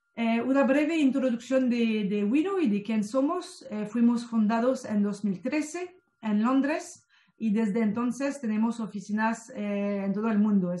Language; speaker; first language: Spanish; non-native, fluent; French